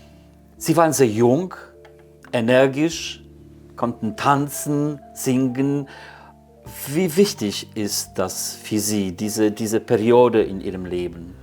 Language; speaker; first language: German; non-native, fluent; Polish